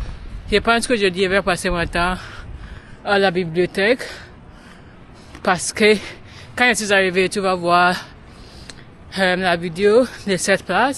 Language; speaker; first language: French; non-native, learner; English